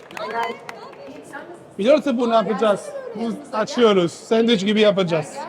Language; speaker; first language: Turkish; non-native, fluent; Italian